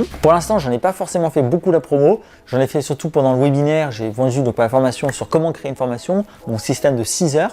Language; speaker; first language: French; native; French